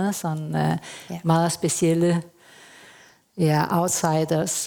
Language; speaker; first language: Danish; early bilingual, heritage; Spanish